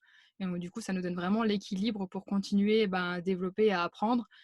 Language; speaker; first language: French; native; French